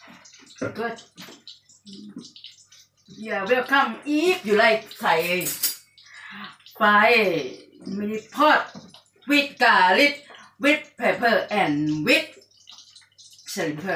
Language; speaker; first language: English; non-native, learner; Thai